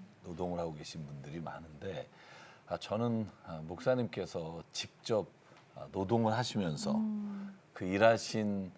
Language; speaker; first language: Korean; native; Korean